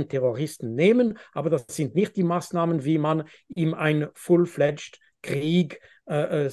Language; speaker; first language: German; non-native, fluent; French